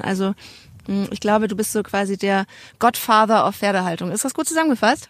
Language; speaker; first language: German; native; German